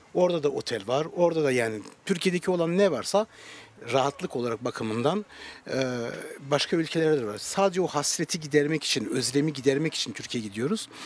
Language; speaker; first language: Turkish; early bilingual, heritage; Turkish